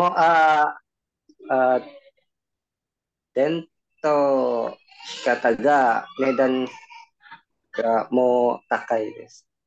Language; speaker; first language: Japanese; non-native, learner; Indonesian